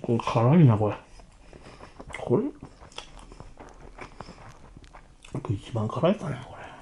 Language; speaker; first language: Japanese; native; Japanese